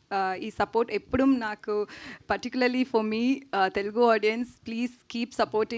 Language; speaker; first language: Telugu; non-native, learner; Tamil